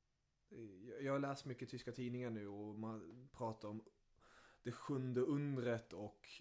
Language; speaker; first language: Swedish; early bilingual, other home language; German